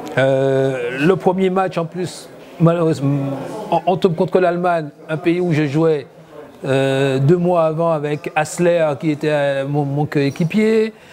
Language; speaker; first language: French; native; French